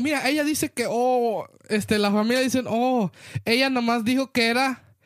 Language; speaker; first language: Spanish; early bilingual, heritage; Spanish